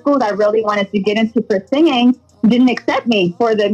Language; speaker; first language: English; native; English